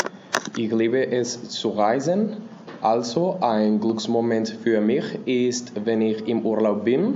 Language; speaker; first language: German; non-native, learner; Spanish